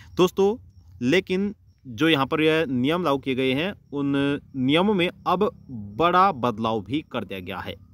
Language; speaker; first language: Hindi; native; Hindi